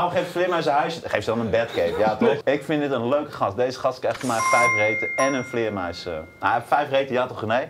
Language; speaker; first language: Dutch; native; Dutch